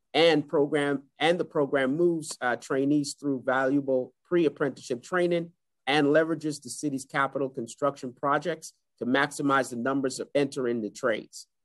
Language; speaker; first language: English; native; English